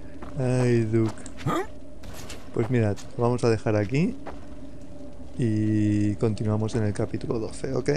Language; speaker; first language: Spanish; native; Spanish